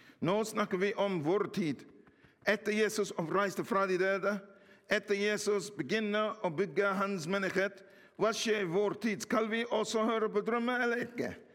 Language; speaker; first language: Norwegian; non-native, fluent; English